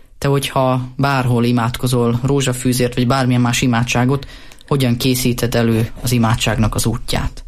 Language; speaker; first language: Hungarian; native; Hungarian